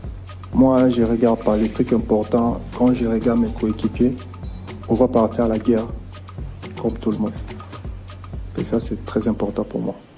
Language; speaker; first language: French; non-native, local second language; Lingala